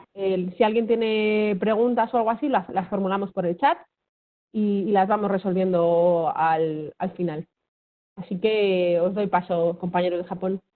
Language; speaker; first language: Spanish; native; Spanish